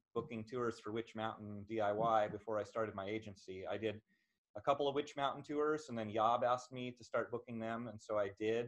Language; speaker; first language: English; native; English